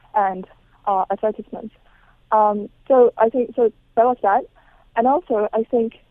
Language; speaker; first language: English; non-native, local second language; Cantonese